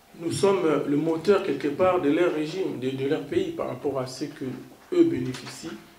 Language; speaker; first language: French; non-native, local second language; Kongo